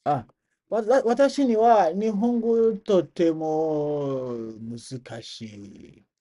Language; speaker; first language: Japanese; non-native, learner; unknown